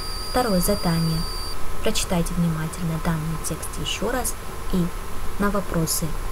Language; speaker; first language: Russian; non-native, local second language; Kazakh